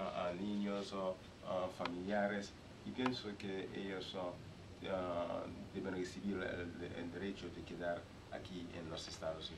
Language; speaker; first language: Spanish; non-native, learner; Haitian Creole